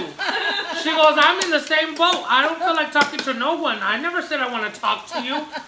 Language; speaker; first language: English; early bilingual, other home language; Spanish